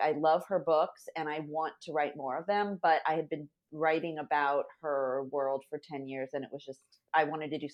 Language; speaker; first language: English; native; English